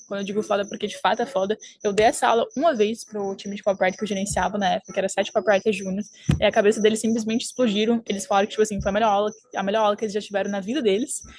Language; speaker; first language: Portuguese; early bilingual, heritage; French